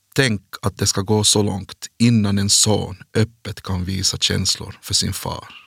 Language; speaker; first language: Swedish; native; Swedish